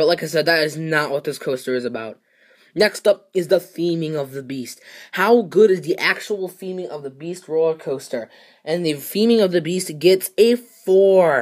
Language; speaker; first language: English; native; English